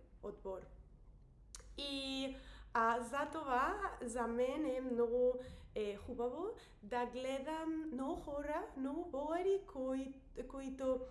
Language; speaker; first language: Bulgarian; non-native, learner; Spanish